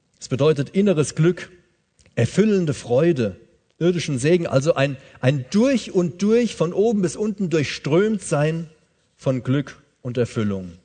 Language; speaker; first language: German; native; German